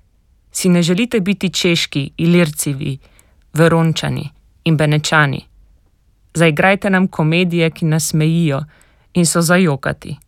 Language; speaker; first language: Slovenian; native; Slovenian